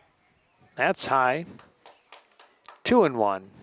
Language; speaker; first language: English; native; English